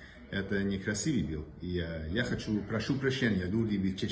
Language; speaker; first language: Russian; non-native, learner; English